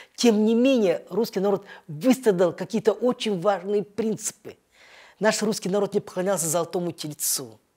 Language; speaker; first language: Russian; native; Russian